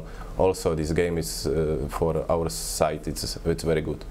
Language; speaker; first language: English; non-native, learner; Czech